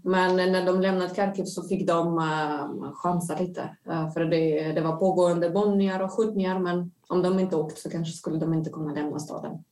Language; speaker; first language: Swedish; non-native, fluent; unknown